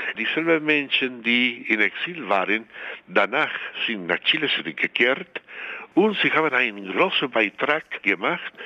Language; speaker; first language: German; non-native, fluent; Spanish